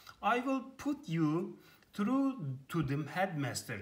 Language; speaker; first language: English; non-native, fluent; Turkish